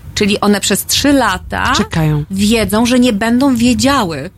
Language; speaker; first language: Polish; native; Polish